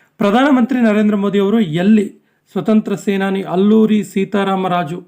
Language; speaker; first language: Kannada; native; Kannada